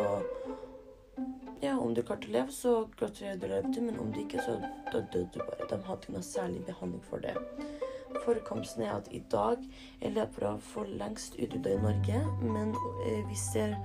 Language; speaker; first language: Norwegian; early bilingual, other home language; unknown